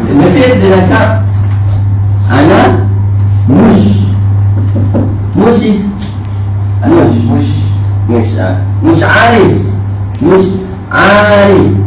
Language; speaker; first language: Arabic; non-native, fluent; Malay